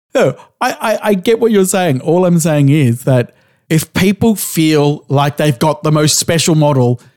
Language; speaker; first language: English; native; English